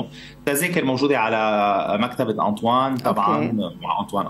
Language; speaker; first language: Arabic; native; Arabic